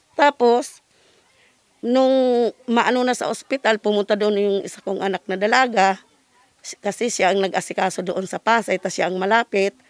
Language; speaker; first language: Filipino; non-native, local second language; Bikol